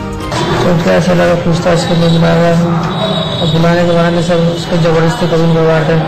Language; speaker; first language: Hindi; native; Hindi